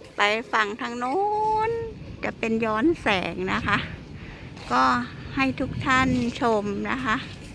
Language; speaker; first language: Thai; native; Thai